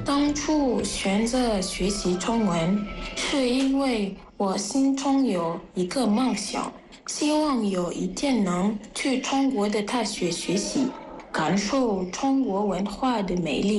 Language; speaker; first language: Chinese; non-native, learner; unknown